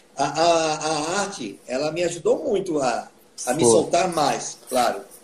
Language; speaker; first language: Portuguese; native; Portuguese